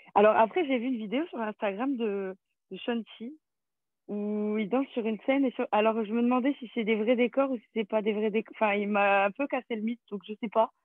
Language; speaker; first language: French; native; French